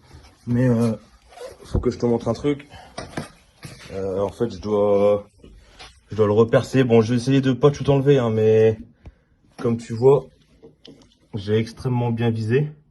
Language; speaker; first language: French; native; French